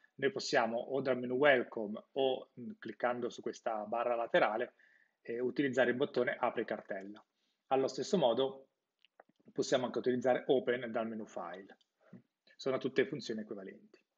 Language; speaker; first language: Italian; native; Italian